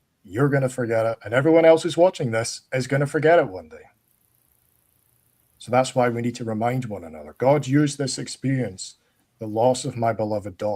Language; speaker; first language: English; native; English